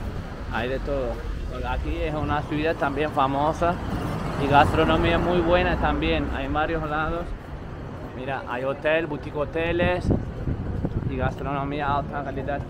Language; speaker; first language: Spanish; non-native, fluent; Turkish